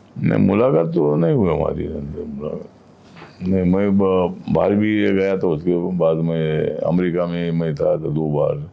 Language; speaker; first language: Hindi; non-native, local second language; Marathi